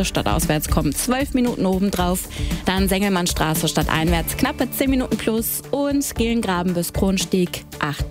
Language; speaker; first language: German; native; German